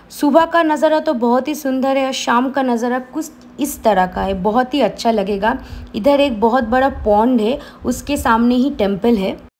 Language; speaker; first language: Hindi; non-native, local second language; Bangla